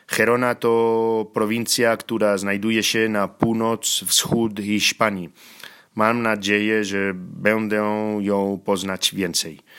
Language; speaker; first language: Polish; non-native, learner; Spanish